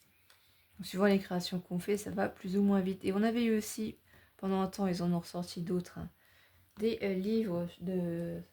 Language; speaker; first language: French; native; French